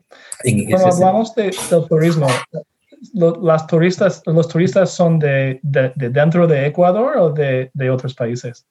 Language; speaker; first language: Spanish; non-native, fluent; English